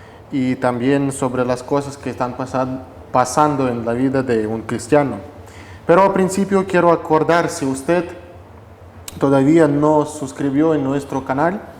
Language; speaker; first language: Spanish; non-native, fluent; Russian